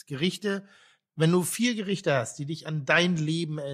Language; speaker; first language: German; native; German